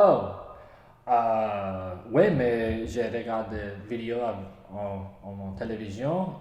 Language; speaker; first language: French; non-native, learner; English